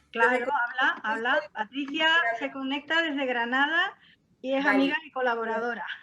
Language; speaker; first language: Spanish; native; Spanish